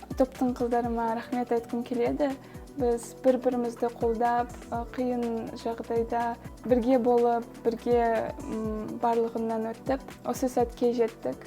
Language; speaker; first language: Kazakh; non-native, local second language; Russian